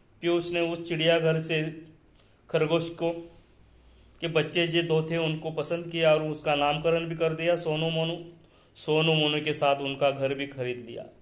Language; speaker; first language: Hindi; non-native, local second language; Marathi